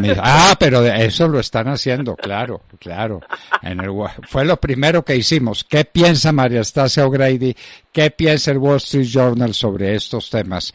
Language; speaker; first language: Spanish; native; Spanish